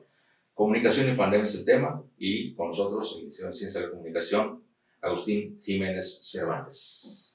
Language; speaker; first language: Spanish; native; Spanish